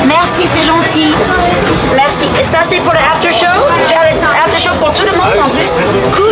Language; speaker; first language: French; non-native, fluent; English